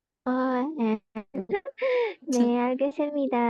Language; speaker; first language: Korean; non-native, learner; Indonesian